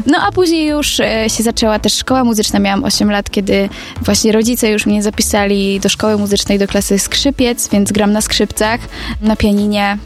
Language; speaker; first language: Polish; native; Polish